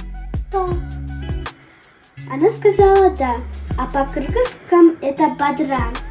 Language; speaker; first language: Russian; non-native, local second language; Kyrgyz